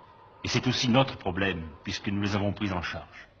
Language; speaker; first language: French; native; French